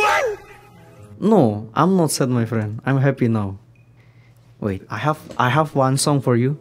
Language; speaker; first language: English; non-native, learner; Indonesian